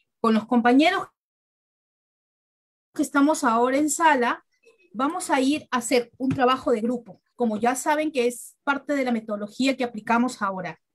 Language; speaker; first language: Spanish; native; Spanish